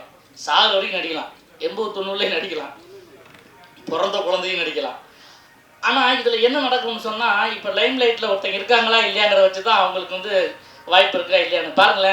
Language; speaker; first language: Tamil; native; Tamil